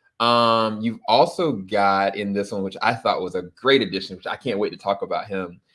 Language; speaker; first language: English; native; English